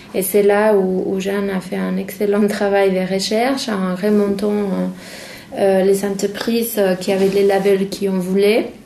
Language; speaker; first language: French; non-native, fluent; Spanish